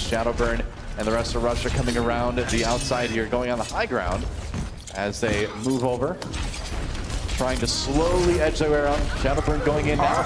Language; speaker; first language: English; native; English